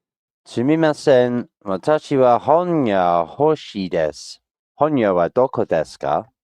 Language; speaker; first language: Japanese; non-native, learner; English